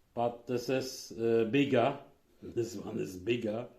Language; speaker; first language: English; non-native, learner; Turkish